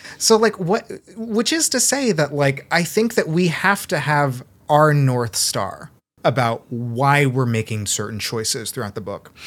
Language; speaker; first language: English; early bilingual, other home language; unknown